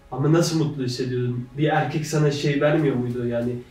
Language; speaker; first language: Turkish; early bilingual, heritage; Turkish